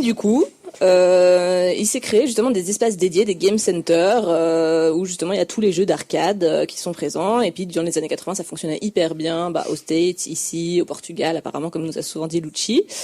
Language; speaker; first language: French; native; French